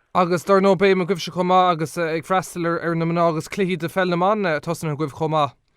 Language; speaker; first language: Irish; native; Irish